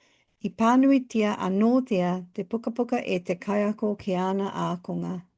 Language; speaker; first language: Māori; non-native, local second language; English